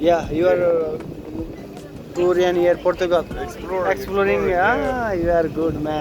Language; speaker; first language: English; non-native, learner; Nepali